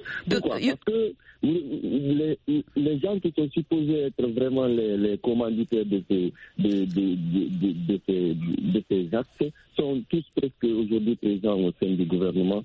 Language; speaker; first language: French; non-native, local second language; Fula